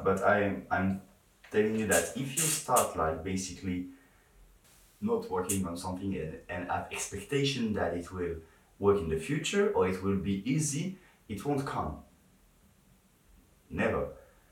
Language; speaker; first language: English; non-native, fluent; French